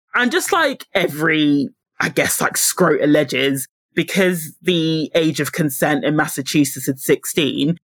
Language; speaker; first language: English; native; English